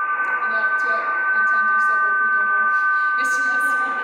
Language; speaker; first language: French; non-native, learner; English